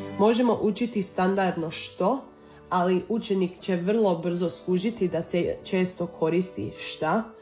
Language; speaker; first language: Serbian; early bilingual, heritage; Croatian